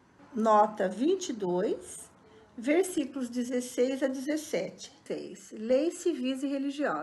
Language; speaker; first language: Portuguese; native; Portuguese